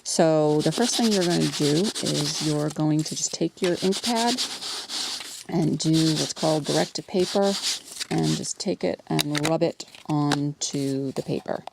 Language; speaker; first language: English; native; English